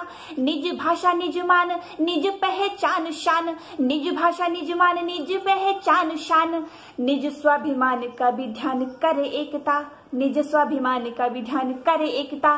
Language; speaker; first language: Hindi; native; Hindi